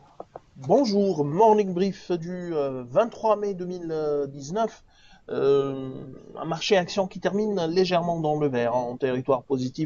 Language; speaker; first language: French; non-native, local second language; Arabic